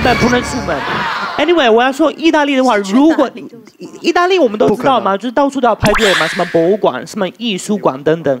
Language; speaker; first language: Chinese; non-native, fluent; Italian